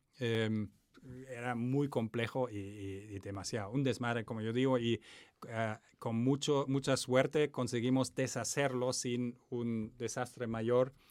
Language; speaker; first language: Spanish; non-native, fluent; German